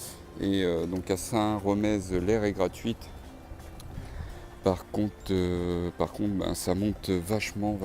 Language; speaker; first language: French; native; French